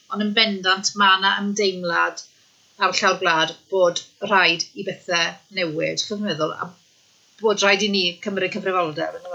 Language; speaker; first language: Welsh; native; Welsh